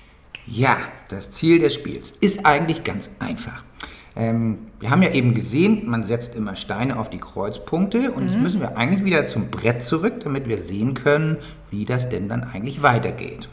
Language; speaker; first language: German; native; German